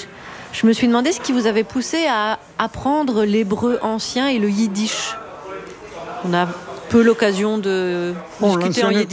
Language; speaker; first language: French; native; French